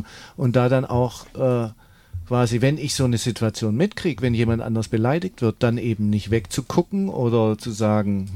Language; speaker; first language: German; native; German